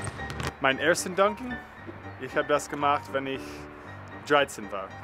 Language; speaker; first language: German; non-native, fluent; English